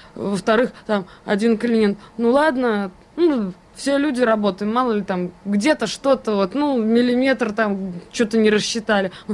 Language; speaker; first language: Russian; native; Russian